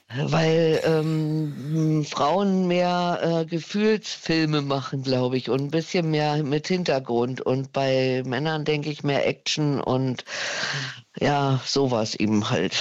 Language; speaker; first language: German; native; German